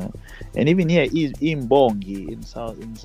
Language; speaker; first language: English; non-native, local second language; Tswana